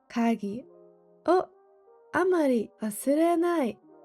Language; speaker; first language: Japanese; non-native, fluent; English